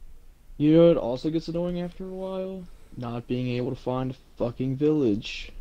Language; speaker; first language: English; native; English